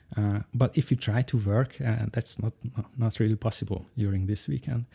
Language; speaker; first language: English; non-native, fluent; Hungarian